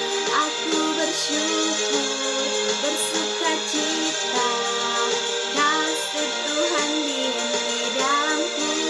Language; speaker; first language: Indonesian; native; Indonesian